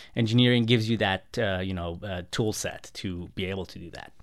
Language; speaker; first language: English; non-native, fluent; Persian